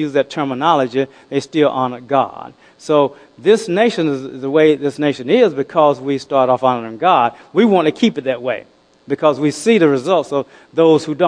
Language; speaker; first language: English; native; English